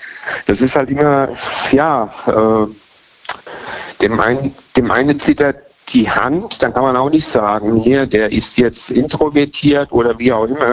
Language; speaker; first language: German; native; German